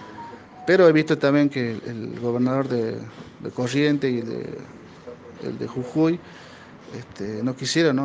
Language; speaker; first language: Spanish; native; Spanish